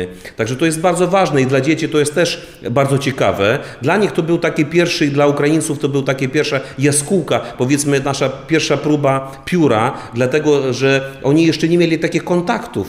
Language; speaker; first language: Polish; non-native, fluent; Ukrainian